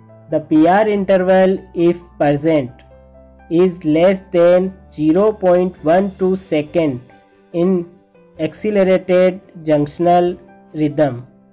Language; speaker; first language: English; non-native, local second language; Hindi